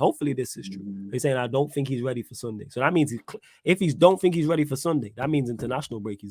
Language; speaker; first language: English; native; English